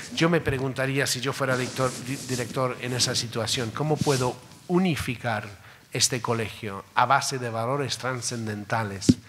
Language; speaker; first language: Spanish; non-native, fluent; English